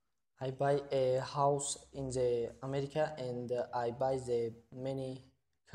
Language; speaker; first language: English; non-native, learner; Tajik